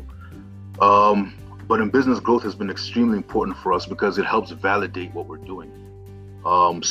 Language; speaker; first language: English; non-native, local second language; Shona